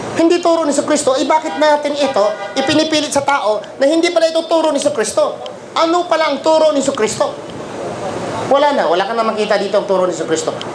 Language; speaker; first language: Filipino; non-native, local second language; Cebuano